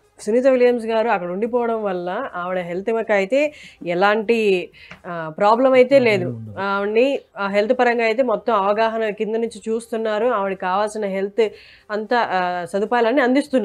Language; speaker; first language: Telugu; native; Telugu